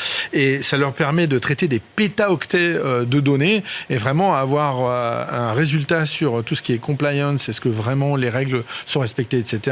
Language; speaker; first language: French; native; French